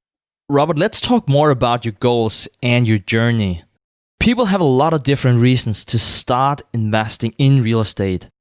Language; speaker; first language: English; non-native, fluent; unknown